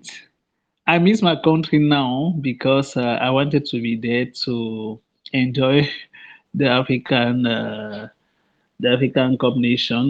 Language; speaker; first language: English; non-native, local second language; French